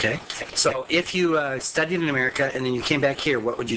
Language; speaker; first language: English; native; English